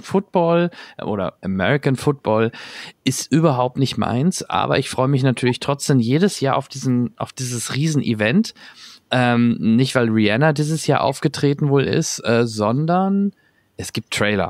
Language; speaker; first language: German; native; German